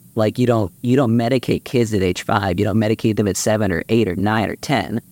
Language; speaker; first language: English; native; English